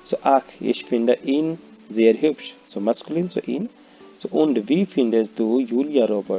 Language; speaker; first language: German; non-native, fluent; Hindi